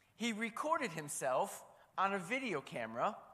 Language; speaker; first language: English; native; English